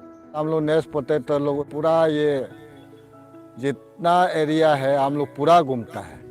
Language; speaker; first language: Hindi; non-native, local second language; Nyishi